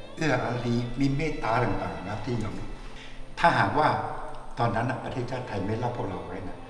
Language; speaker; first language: Thai; non-native, fluent; Chinese